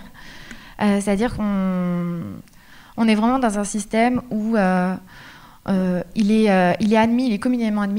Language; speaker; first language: French; native; French